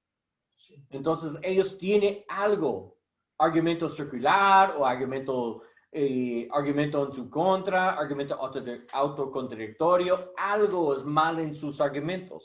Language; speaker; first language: Spanish; non-native, learner; English